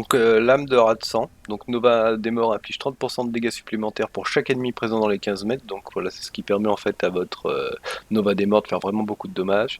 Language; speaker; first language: French; native; French